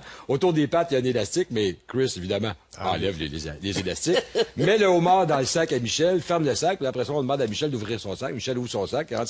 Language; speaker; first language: French; native; French